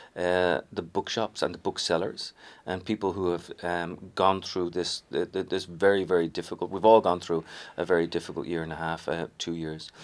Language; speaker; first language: English; native; English